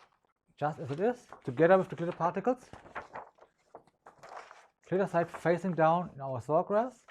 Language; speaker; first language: English; non-native, fluent; German